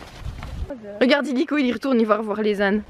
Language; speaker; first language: French; native; French